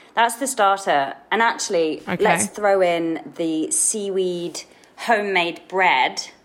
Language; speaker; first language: English; native; English